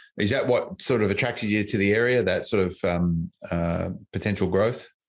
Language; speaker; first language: English; native; English